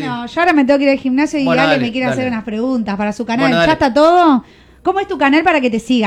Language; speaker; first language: Spanish; native; Spanish